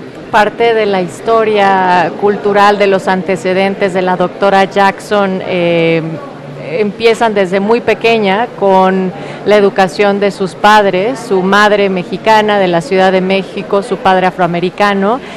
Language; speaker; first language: Spanish; native; Spanish